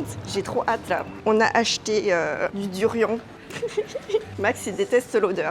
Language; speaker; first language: French; native; French